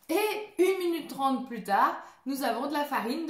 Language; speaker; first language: French; native; French